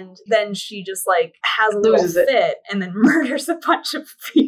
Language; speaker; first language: English; native; English